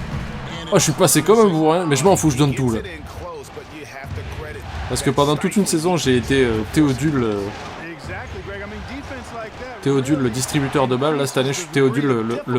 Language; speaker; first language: French; native; French